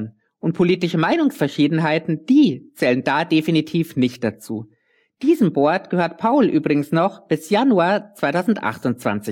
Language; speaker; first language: German; native; German